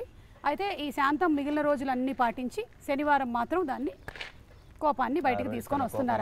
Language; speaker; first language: Telugu; native; Telugu